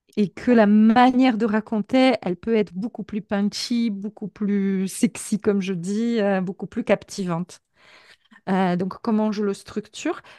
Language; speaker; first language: French; non-native, fluent; Polish